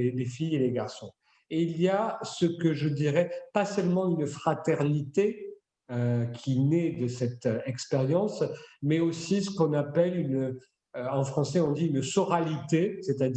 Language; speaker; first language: French; native; French